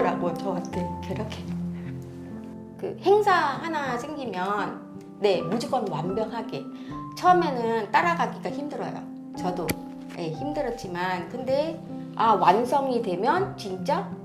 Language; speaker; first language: Korean; non-native, learner; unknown